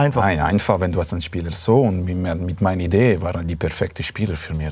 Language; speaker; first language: German; non-native, fluent; Italian